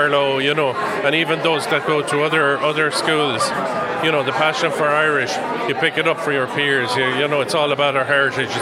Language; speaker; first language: English; native; English